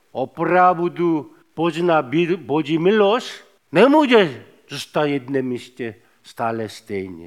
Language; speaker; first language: Czech; non-native, fluent; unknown